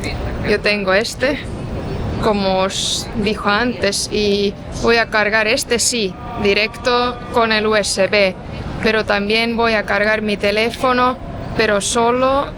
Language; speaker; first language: Spanish; non-native, fluent; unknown